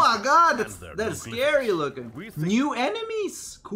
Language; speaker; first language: English; native; English